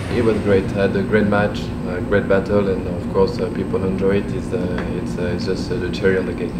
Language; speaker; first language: English; non-native, fluent; French